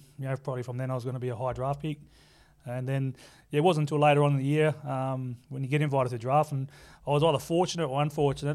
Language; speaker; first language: English; native; English